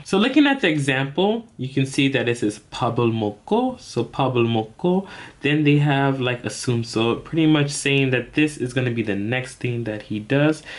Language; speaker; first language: English; native; English